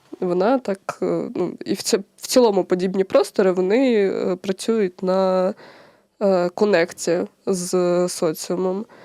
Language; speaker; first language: Ukrainian; native; Ukrainian